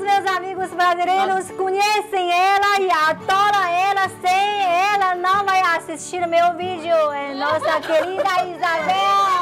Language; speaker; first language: Portuguese; non-native, fluent; Chinese